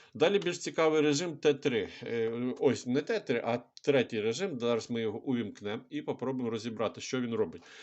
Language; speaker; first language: Ukrainian; non-native, local second language; Russian